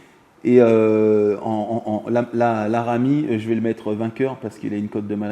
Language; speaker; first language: French; native; French